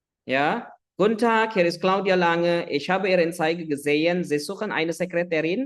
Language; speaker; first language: German; non-native, fluent; Indonesian